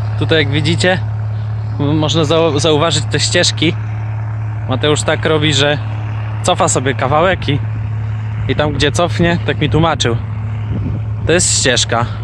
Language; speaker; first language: Polish; native; Polish